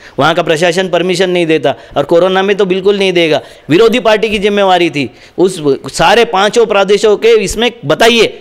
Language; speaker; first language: Hindi; non-native, local second language; Marathi